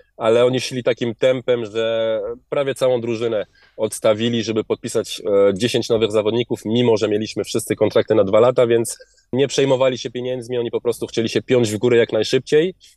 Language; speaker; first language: Polish; early bilingual, heritage; Polish